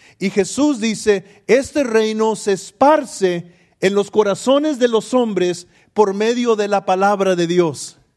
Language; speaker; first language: Spanish; early bilingual, heritage; English